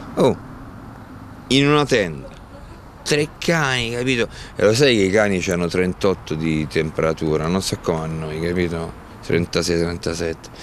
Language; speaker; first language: Italian; native; Italian